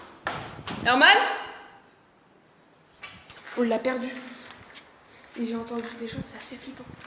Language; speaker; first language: French; native; French